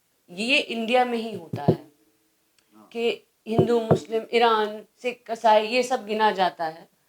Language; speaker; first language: Hindi; native; Hindi